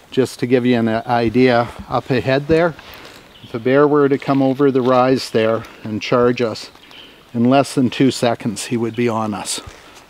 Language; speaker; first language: English; native; English